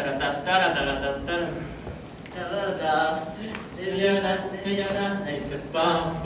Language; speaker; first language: Korean; non-native, fluent; Japanese